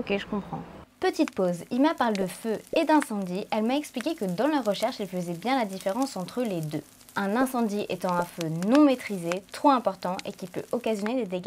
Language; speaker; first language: French; native; French